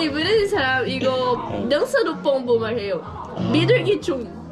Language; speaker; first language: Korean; non-native, learner; Portuguese